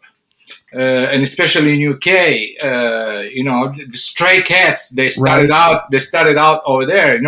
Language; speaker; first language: English; non-native, fluent; Italian